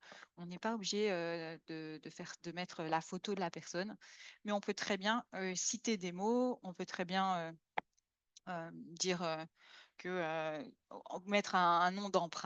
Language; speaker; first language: French; native; French